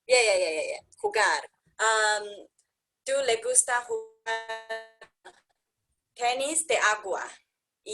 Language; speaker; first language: Spanish; non-native, learner; English